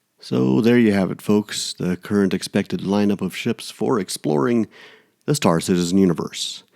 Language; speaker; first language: English; native; English